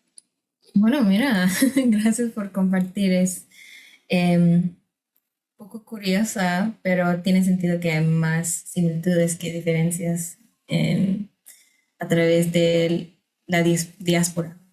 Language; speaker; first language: Spanish; non-native, fluent; English